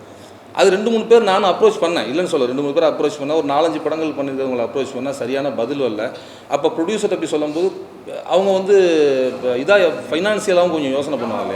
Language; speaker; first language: Tamil; native; Tamil